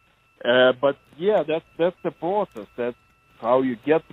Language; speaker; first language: English; non-native, fluent; Ukrainian